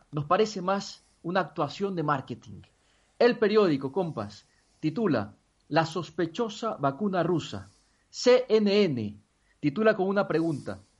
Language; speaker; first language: Spanish; native; Spanish